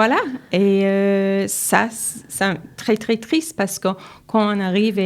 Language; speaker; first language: French; non-native, learner; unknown